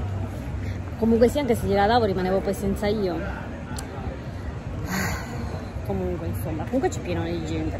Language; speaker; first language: Italian; native; Italian